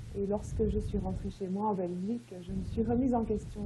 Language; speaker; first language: French; native; French